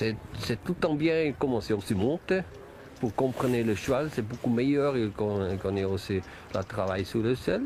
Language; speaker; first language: French; non-native, local second language; German